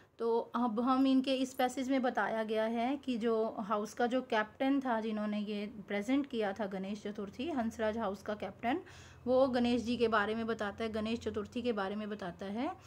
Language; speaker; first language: Hindi; non-native, local second language; Punjabi